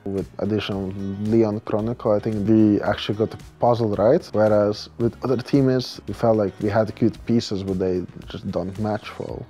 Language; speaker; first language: English; non-native, fluent; Russian